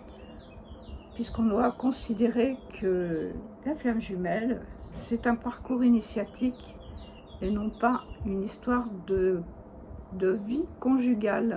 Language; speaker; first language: French; native; French